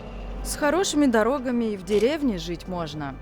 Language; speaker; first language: Russian; native; Russian